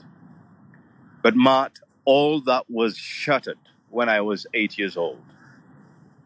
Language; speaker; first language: English; non-native, local second language; Ganda